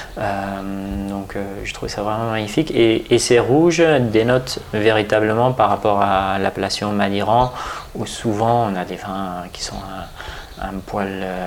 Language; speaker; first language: French; non-native, fluent; Dutch